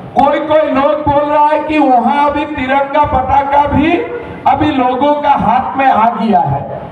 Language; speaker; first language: Hindi; non-native, local second language; Assamese